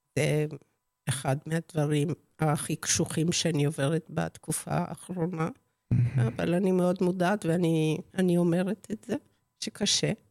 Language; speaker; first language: Hebrew; non-native, fluent; Spanish